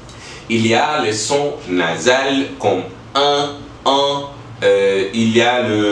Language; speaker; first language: French; non-native, learner; English